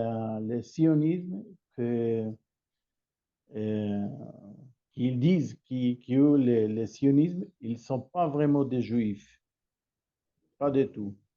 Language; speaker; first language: French; non-native, learner; Hebrew